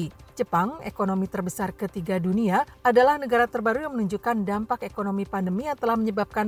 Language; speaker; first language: Indonesian; native; Indonesian